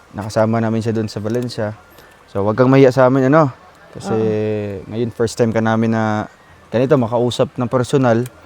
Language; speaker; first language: Filipino; non-native, local second language; Cebuano